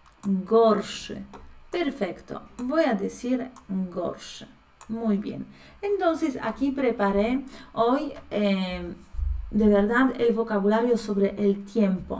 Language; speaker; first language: Spanish; non-native, fluent; Polish